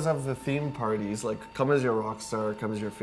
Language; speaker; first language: English; native; English